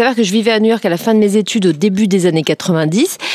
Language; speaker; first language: French; native; French